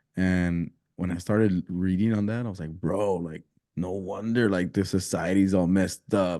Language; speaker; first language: English; early bilingual, other home language; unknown